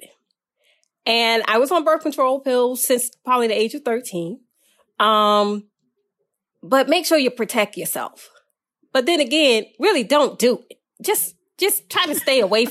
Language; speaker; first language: English; native; English